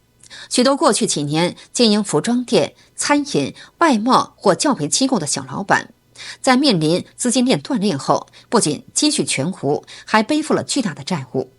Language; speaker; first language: Chinese; native; Chinese